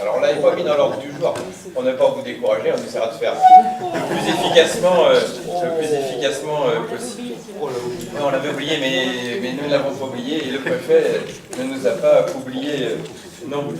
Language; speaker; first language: French; native; French